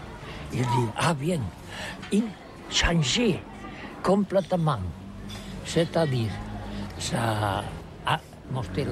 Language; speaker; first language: French; non-native, learner; Catalan